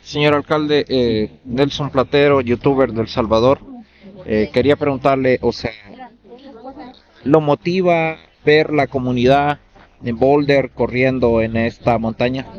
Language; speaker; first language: Spanish; native; Spanish